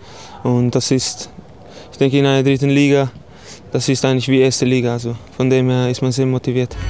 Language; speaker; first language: German; non-native, fluent; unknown